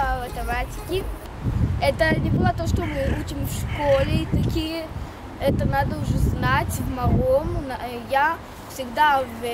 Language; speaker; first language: Russian; early bilingual, heritage; Russian